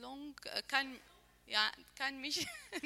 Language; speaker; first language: German; non-native, learner; Arabic